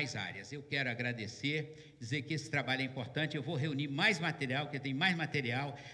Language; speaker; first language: Portuguese; native; Portuguese